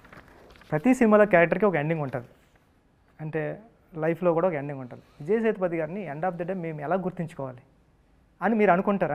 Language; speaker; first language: Telugu; native; Telugu